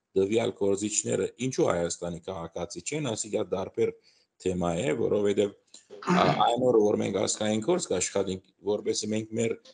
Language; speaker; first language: Armenian; early bilingual, heritage; Armenian